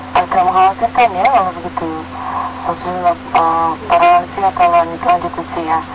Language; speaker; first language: Indonesian; native; Indonesian